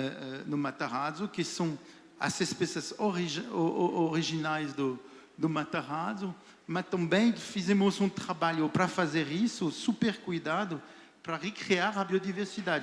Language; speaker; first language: Portuguese; non-native, fluent; French